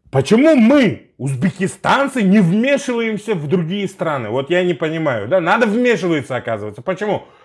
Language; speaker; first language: Russian; non-native, local second language; Uzbek